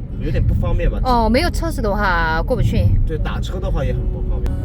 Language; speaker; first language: Chinese; non-native, fluent; Korean